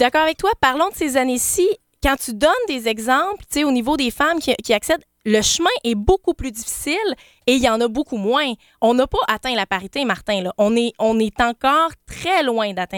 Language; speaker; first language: French; native; French